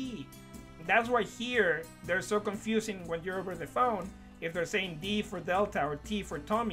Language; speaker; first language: English; non-native, fluent; Spanish